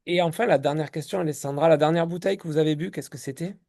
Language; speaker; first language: French; native; French